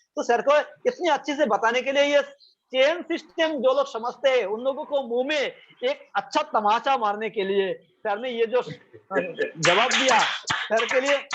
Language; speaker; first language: Hindi; non-native, local second language; Bangla